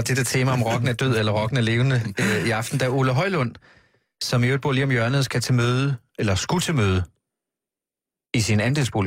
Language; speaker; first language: Danish; native; Danish